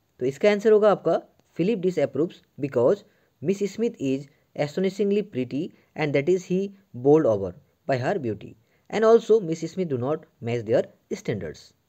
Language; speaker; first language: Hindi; non-native, local second language; Assamese